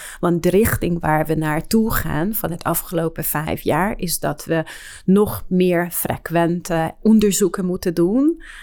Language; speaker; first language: Dutch; non-native, fluent; Hungarian